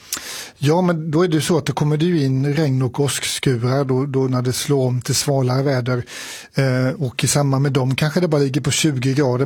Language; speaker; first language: Swedish; native; Swedish